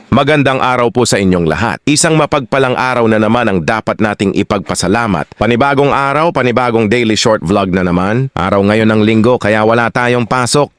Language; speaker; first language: Filipino; native; Filipino